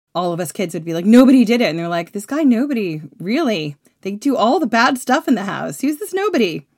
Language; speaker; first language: English; native; English